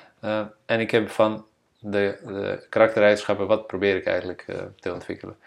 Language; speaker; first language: Dutch; non-native, fluent; Bosnian